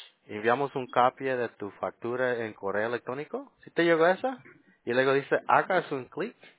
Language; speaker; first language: Spanish; early bilingual, heritage; Spanish